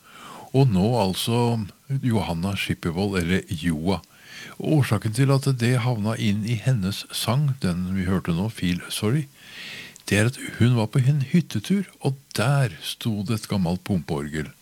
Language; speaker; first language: Norwegian; native; Norwegian